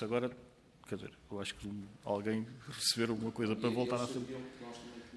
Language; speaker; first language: Portuguese; native; Portuguese